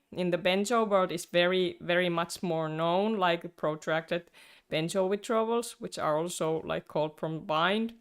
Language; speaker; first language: English; non-native, fluent; Finnish